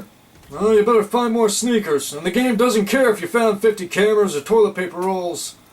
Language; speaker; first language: English; native; English